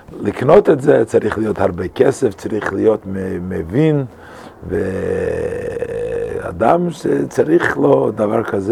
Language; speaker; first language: Hebrew; non-native, fluent; English